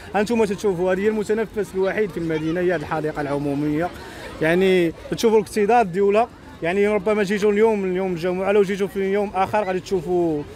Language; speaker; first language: Arabic; native; Arabic